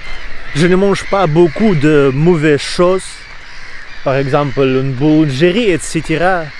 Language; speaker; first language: French; non-native, learner; Russian